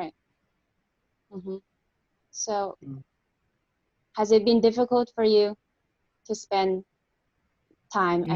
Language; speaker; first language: English; non-native, fluent; Chinese